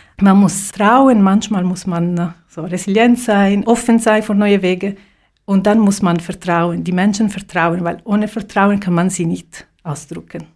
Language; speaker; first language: German; non-native, fluent; Italian